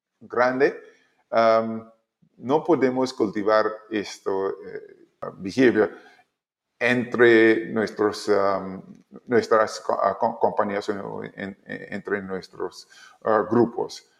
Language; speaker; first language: Spanish; non-native, learner; English